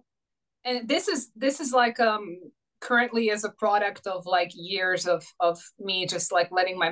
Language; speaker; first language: English; non-native, fluent; Croatian